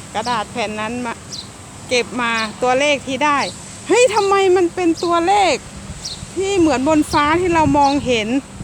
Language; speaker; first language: Thai; non-native, local second language; Northeastern Thai